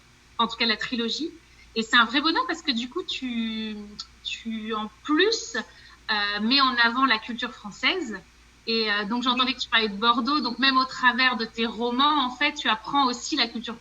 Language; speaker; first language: French; native; French